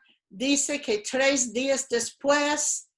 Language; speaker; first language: Spanish; non-native, fluent; English